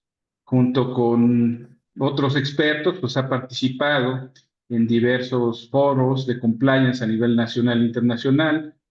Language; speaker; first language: Spanish; native; Spanish